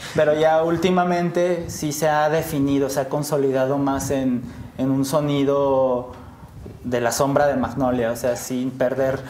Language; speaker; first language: Spanish; native; Spanish